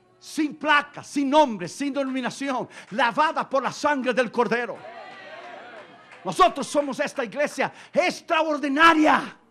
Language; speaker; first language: Spanish; non-native, fluent; Portuguese